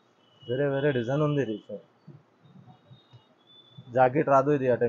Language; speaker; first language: Telugu; non-native, local second language; Urdu